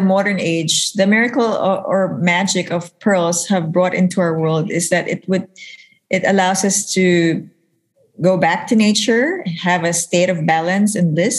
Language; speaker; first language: English; non-native, local second language; Filipino